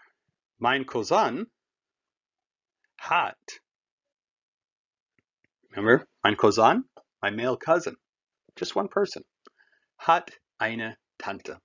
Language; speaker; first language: German; non-native, fluent; English